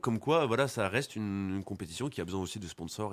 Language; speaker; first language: French; native; French